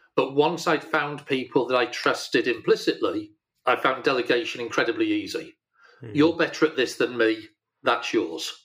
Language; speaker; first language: English; native; English